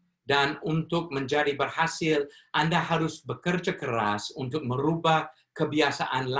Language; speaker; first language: Indonesian; non-native, fluent; English